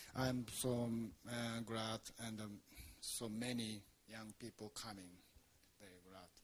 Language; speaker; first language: English; non-native, learner; Japanese